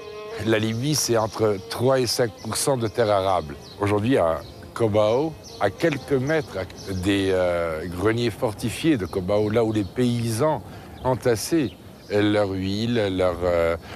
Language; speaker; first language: French; native; French